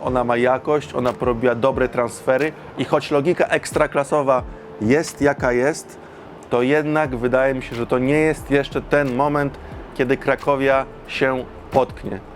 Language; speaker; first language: Polish; native; Polish